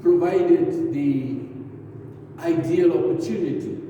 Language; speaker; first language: English; non-native, local second language; Afrikaans